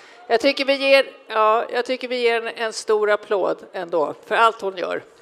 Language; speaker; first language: Swedish; native; Swedish